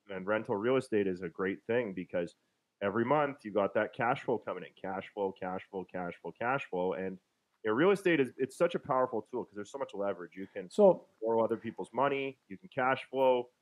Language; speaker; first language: English; native; English